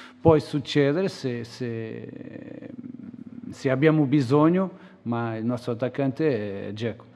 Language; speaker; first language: Italian; non-native, learner; Portuguese